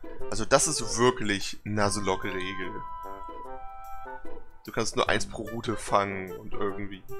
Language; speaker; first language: German; native; German